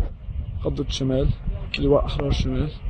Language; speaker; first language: Arabic; native; Arabic